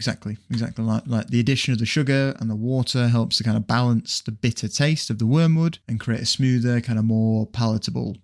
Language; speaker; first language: English; native; English